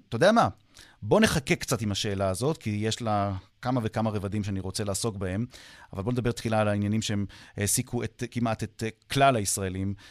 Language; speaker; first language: Hebrew; native; Hebrew